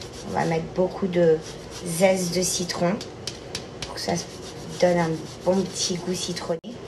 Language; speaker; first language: French; native; French